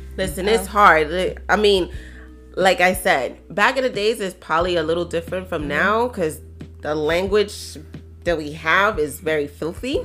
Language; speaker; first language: English; early bilingual, other home language; Spanish